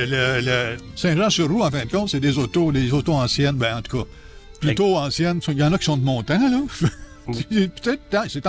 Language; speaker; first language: French; native; French